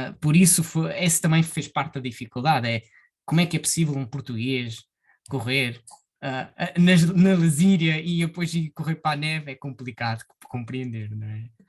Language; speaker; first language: Portuguese; early bilingual, heritage; Portuguese